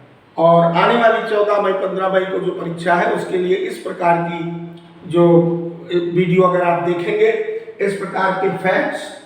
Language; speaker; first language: Hindi; native; Hindi